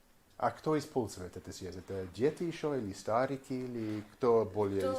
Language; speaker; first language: Russian; non-native, learner; English